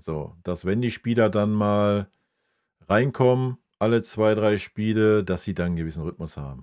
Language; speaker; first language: German; native; German